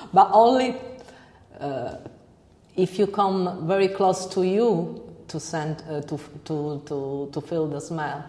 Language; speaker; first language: English; non-native, learner; Italian